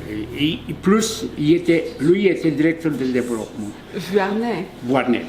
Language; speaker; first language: French; non-native, fluent; Polish